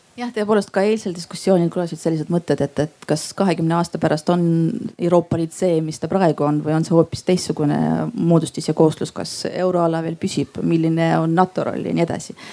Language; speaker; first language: Estonian; non-native, local second language; Russian